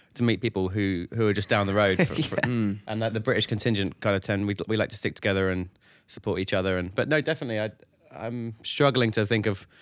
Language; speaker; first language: English; native; English